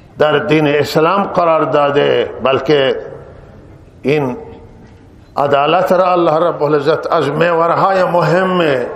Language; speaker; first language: Persian; non-native, local second language; Baluchi